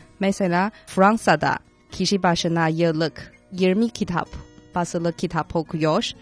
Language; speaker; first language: Turkish; non-native, fluent; Chinese